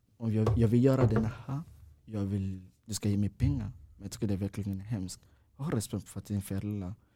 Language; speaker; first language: Swedish; non-native, fluent; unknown